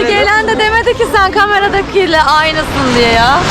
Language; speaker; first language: Turkish; native; Turkish